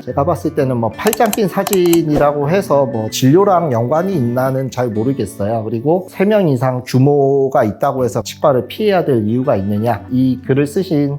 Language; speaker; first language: Korean; native; Korean